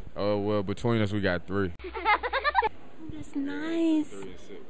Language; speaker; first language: English; native; English